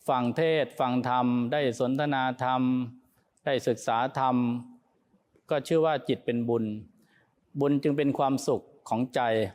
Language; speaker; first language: Thai; native; Thai